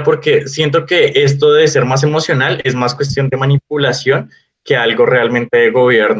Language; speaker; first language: Spanish; native; Spanish